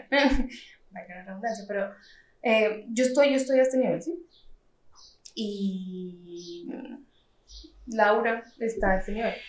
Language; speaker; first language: Spanish; native; Spanish